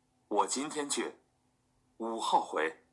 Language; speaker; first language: Chinese; non-native, learner; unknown